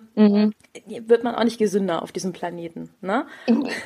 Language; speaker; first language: German; native; German